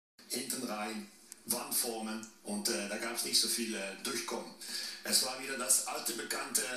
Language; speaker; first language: German; native; German